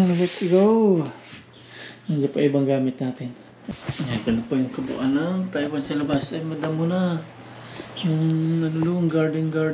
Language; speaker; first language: Filipino; native; Filipino